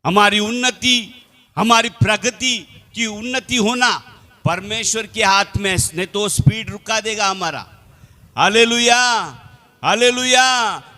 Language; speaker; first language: Hindi; non-native, local second language; Telugu